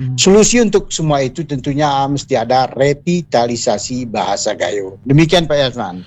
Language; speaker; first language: Indonesian; non-native, local second language; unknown